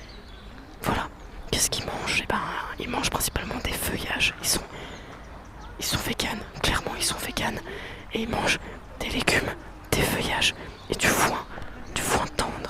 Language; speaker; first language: French; native; French